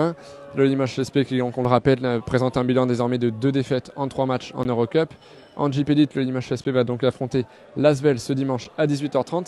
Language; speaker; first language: French; native; French